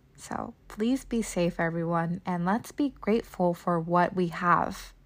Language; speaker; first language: English; native; English